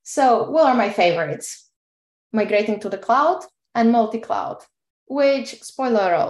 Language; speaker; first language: English; non-native, fluent; Bulgarian